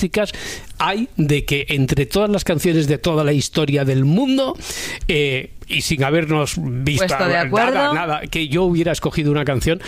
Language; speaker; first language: Spanish; native; Spanish